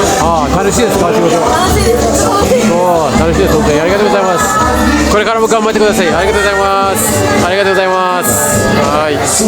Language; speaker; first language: Japanese; non-native, learner; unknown